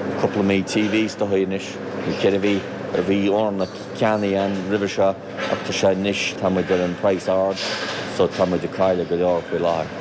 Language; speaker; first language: Irish; native; Irish